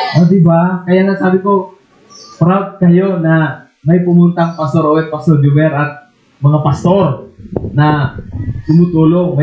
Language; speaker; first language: Filipino; non-native, local second language; Waray